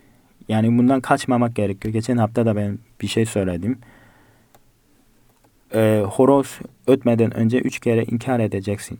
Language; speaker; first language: Turkish; non-native, fluent; Korean